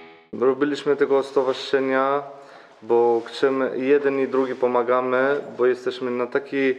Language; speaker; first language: Polish; non-native, learner; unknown